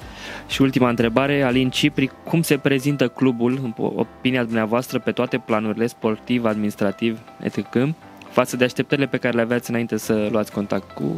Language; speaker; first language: Romanian; native; Romanian